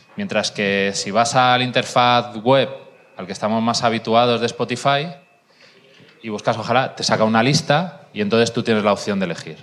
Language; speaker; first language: Spanish; native; Spanish